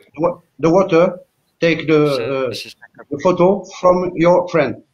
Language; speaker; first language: English; non-native, learner; French